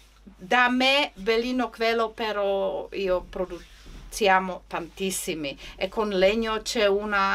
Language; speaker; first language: Italian; non-native, learner; Czech